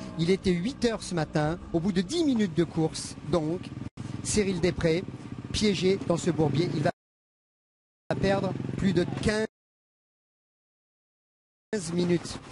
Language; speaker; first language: French; native; French